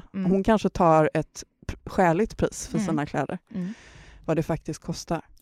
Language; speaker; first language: Swedish; native; Swedish